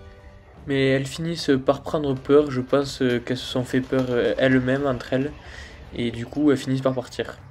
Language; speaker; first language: French; native; French